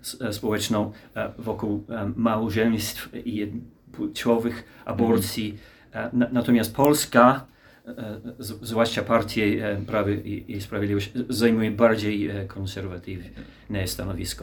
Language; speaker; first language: Polish; non-native, learner; English